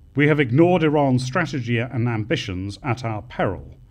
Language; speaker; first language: English; native; English